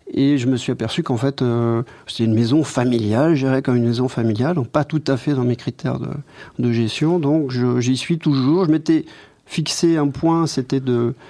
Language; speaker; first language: French; native; French